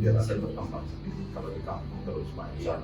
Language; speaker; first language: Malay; non-native, local second language; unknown